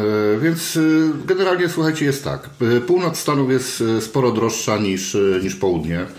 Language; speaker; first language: Polish; native; Polish